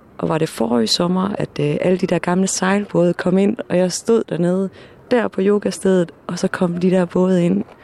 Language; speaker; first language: Danish; native; Danish